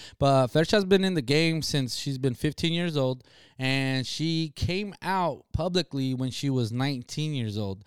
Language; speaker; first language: English; early bilingual, other home language; Spanish